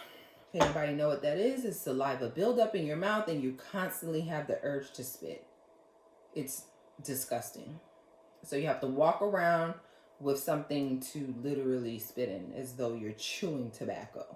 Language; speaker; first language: English; native; English